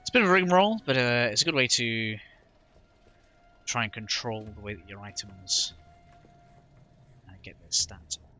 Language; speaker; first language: English; native; English